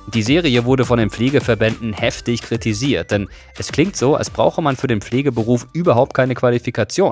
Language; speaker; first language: German; native; German